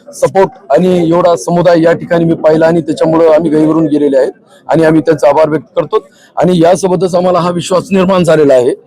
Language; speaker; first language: Marathi; non-native, local second language; Urdu